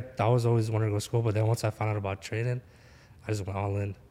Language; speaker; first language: English; native; English